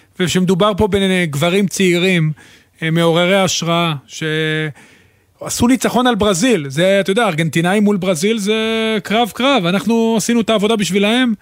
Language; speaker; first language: Hebrew; native; Hebrew